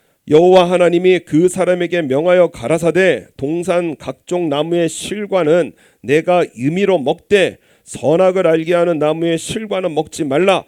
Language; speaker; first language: Korean; native; Korean